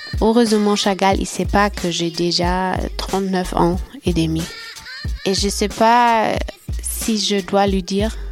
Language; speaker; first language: French; non-native, fluent; German